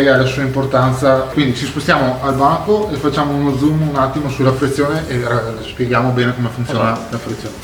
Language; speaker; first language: Italian; native; Italian